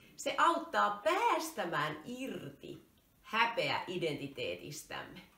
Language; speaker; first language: Finnish; native; Finnish